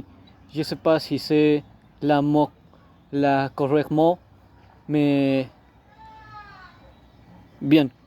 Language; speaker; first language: French; non-native, learner; Spanish